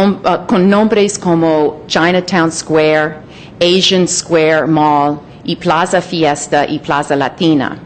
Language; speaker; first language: Spanish; non-native, fluent; English